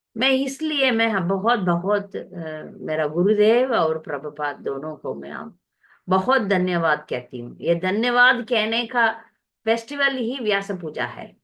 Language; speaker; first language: Hindi; non-native, local second language; Tamil